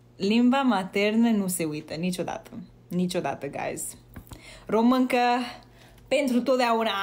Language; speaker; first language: Romanian; early bilingual, heritage; Romanian